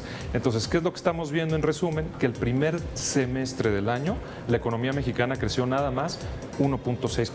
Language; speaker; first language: Spanish; native; Spanish